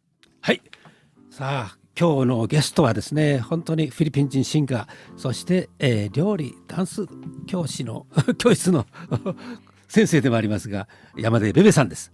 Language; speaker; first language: Japanese; native; Japanese